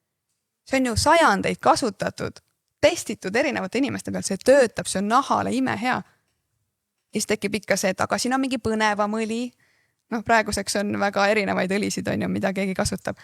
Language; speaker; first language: Estonian; native; Estonian